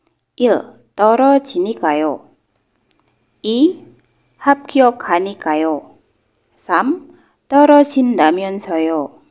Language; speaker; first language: Korean; non-native, learner; Indonesian